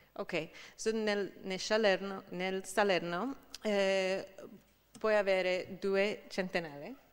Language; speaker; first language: Italian; non-native, learner; English